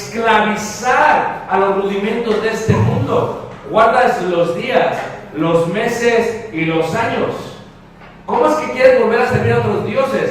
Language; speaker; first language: Spanish; early bilingual, heritage; Spanish